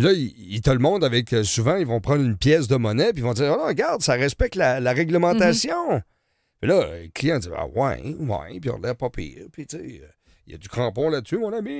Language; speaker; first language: French; native; French